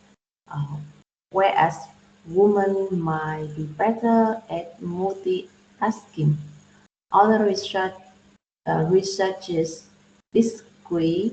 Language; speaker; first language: English; non-native, learner; Vietnamese